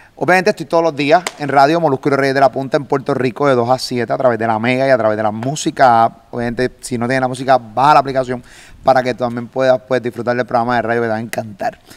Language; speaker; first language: Spanish; native; Spanish